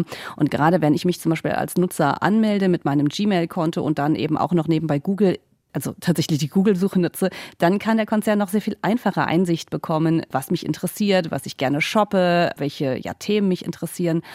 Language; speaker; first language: German; native; German